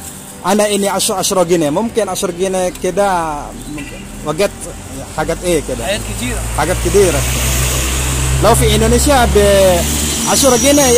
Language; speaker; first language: Arabic; non-native, learner; Indonesian